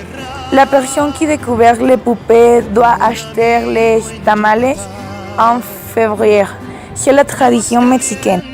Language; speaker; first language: French; non-native, learner; Spanish